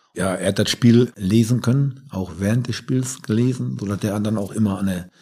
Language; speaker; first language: German; native; German